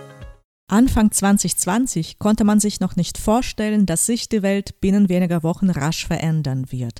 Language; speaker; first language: German; native; German